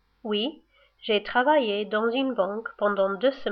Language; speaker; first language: French; non-native, learner; English